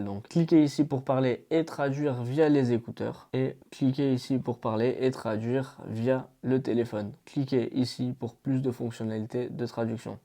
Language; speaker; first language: French; native; French